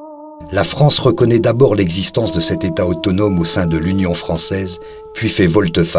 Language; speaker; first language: French; native; French